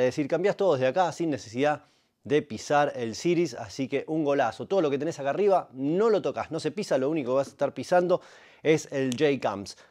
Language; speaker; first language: Spanish; native; Spanish